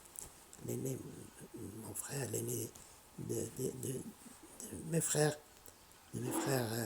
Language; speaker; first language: French; non-native, local second language; Arabic